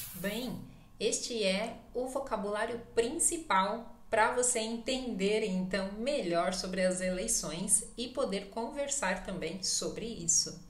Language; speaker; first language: Portuguese; native; Portuguese